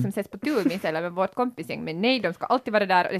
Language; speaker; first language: Swedish; native; Swedish